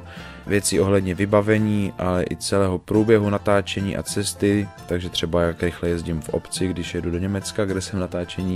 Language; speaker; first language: Czech; native; Czech